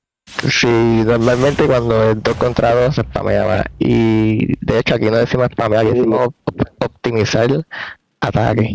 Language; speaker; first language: Spanish; native; Spanish